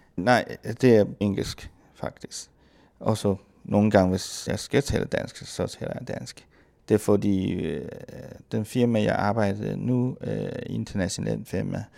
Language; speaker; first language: Danish; non-native, fluent; Chinese